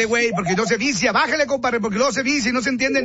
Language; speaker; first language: Spanish; native; Spanish